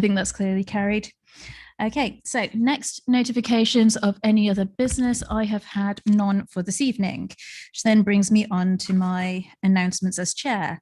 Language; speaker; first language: English; native; English